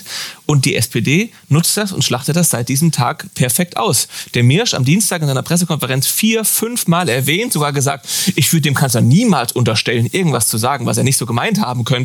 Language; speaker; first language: German; native; German